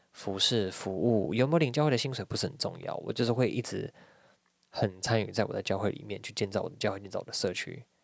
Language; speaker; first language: Chinese; native; Chinese